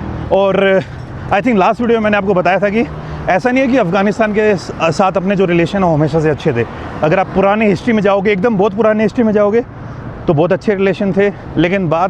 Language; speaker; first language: Hindi; native; Hindi